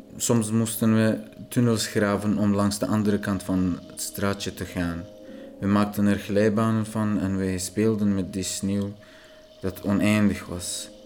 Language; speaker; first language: Dutch; non-native, fluent; Persian